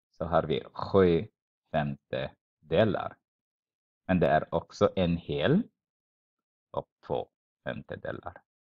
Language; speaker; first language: Swedish; non-native, fluent; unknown